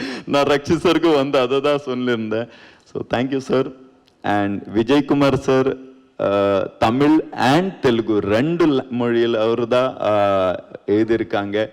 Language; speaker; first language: Tamil; non-native, learner; Kannada